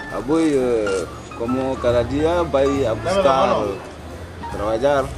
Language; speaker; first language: Catalan; non-native, learner; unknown